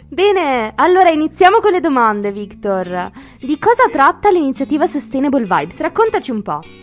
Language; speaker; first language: Italian; native; Italian